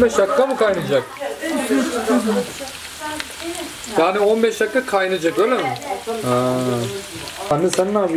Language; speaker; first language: Turkish; native; Turkish